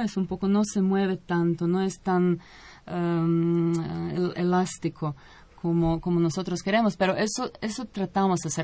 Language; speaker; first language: Spanish; non-native, fluent; Croatian